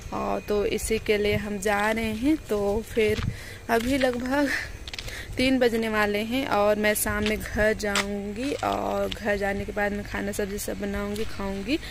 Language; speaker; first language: Hindi; native; Hindi